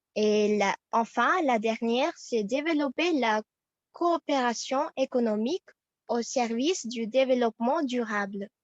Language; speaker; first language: French; non-native, fluent; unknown